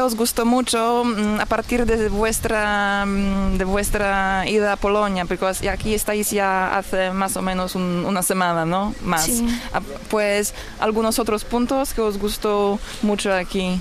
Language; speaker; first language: Spanish; non-native, fluent; Polish